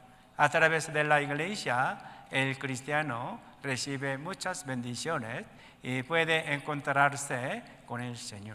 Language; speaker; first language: Spanish; non-native, learner; Korean